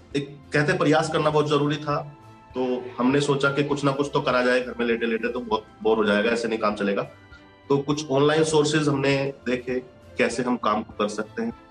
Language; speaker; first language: Hindi; native; Hindi